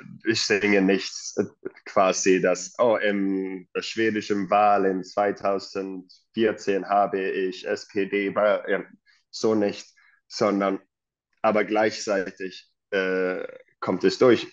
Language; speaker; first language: German; non-native, fluent; Swedish